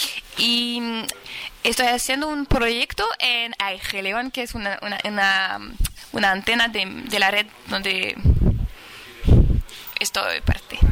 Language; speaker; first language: Spanish; non-native, fluent; French